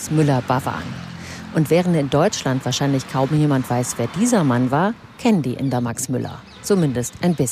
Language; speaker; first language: German; native; German